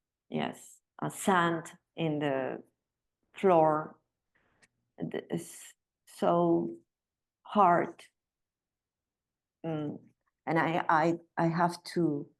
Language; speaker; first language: English; non-native, learner; Spanish